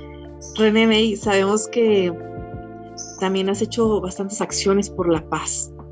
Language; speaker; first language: Spanish; native; Spanish